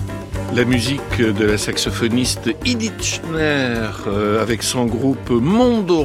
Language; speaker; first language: French; native; French